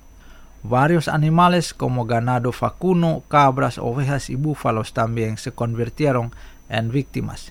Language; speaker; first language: Spanish; non-native, fluent; Indonesian